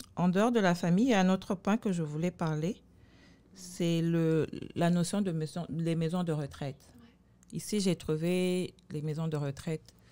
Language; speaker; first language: French; non-native, local second language; Lingala